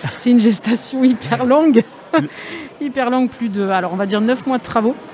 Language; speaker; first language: French; native; French